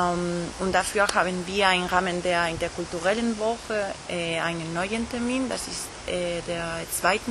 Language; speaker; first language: German; non-native, fluent; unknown